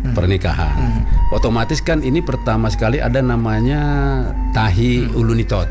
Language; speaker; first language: Indonesian; non-native, local second language; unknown